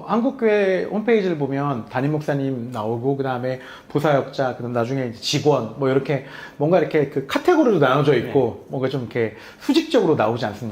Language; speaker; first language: Korean; native; Korean